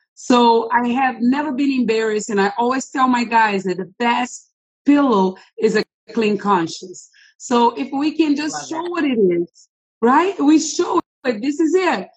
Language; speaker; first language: English; non-native, fluent; Portuguese